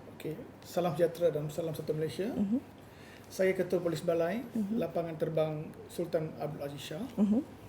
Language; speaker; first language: Malay; non-native, local second language; Tamil